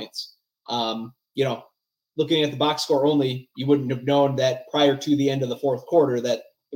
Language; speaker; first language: English; native; English